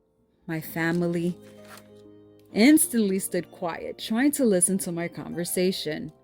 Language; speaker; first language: English; native; English